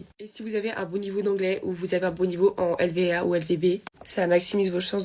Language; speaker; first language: French; native; French